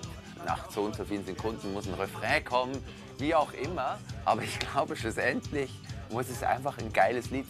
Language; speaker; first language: German; non-native, fluent; Georgian